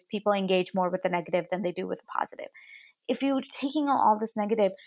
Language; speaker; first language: English; native; English